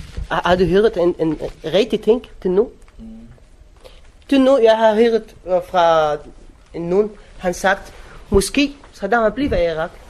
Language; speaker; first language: Danish; non-native, learner; Arabic